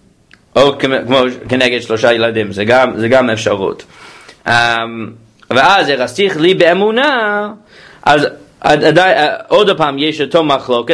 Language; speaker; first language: Hebrew; non-native, fluent; English